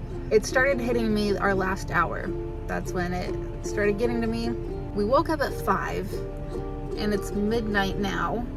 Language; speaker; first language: English; native; English